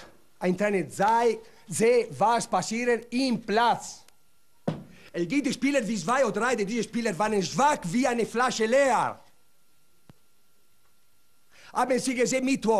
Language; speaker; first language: German; non-native, learner; Italian